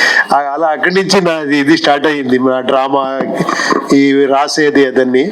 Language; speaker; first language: Telugu; non-native, local second language; Kannada